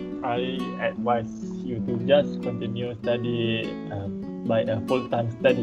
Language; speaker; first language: English; non-native, learner; Malay